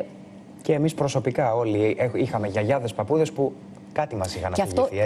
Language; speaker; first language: Greek; native; Greek